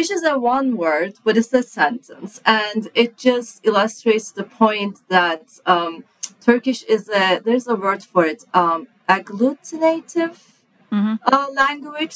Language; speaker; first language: English; non-native, fluent; Turkish